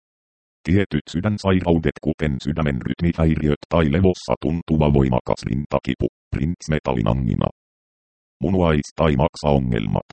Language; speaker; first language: Finnish; native; Finnish